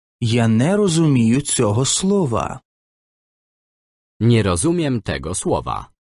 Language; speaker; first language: Polish; non-native, learner; Ukrainian